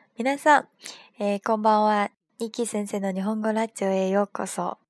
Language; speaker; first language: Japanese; non-native, fluent; Chinese